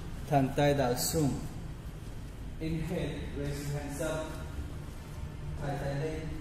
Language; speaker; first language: Vietnamese; non-native, learner; Bangla